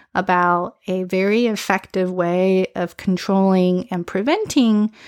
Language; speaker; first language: English; early bilingual, other home language; Chinese